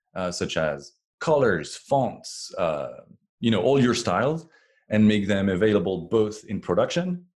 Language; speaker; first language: English; non-native, fluent; French